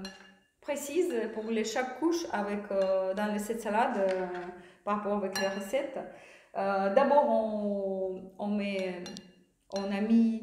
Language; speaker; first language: French; non-native, learner; Russian